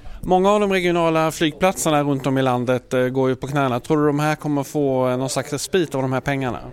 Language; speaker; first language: Swedish; native; Swedish